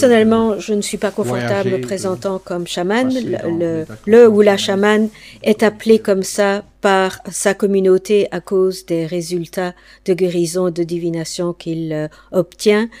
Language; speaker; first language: French; non-native, fluent; English